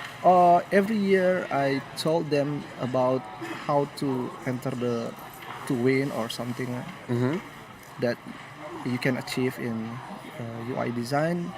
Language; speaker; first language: English; non-native, learner; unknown